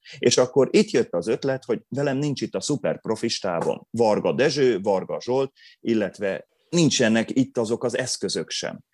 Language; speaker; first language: Hungarian; non-native, local second language; Croatian